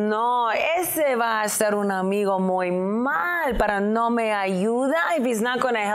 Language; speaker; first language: Spanish; early bilingual, other home language; English